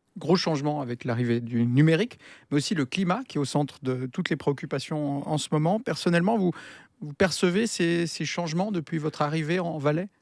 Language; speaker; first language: French; native; French